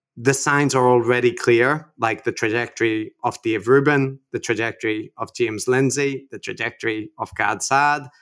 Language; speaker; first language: English; native; English